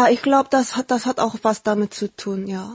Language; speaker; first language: German; early bilingual, heritage; Korean